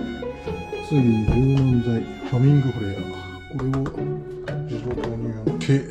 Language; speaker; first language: Japanese; native; Japanese